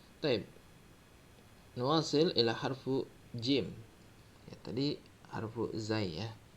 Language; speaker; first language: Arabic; non-native, fluent; Indonesian